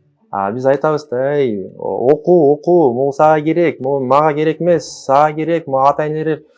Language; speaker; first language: Kyrgyz; non-native, local second language; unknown